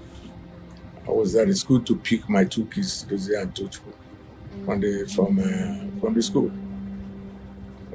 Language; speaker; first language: English; non-native, local second language; Igbo